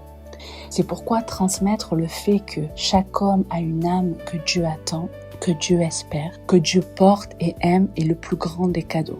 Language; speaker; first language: French; native; French